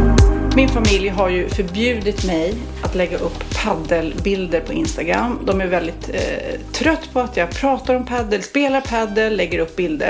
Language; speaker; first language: Swedish; native; Swedish